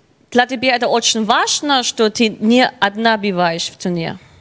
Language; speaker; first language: Russian; non-native, learner; German